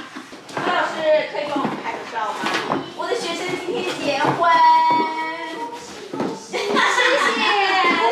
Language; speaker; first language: Chinese; non-native, learner; English